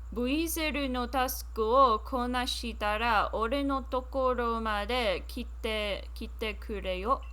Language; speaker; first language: Japanese; non-native, learner; English